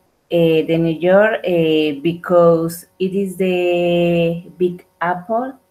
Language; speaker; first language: English; non-native, learner; Spanish